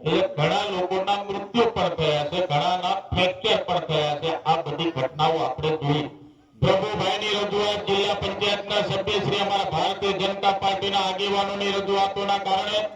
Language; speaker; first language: Gujarati; non-native, local second language; Rathawi